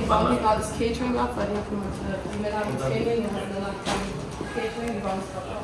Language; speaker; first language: German; native; German